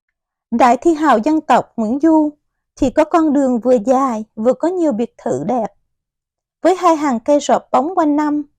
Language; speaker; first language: Vietnamese; native; Vietnamese